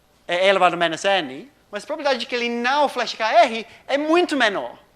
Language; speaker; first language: Portuguese; non-native, fluent; English